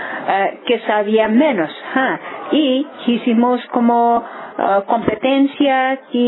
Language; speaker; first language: Spanish; non-native, learner; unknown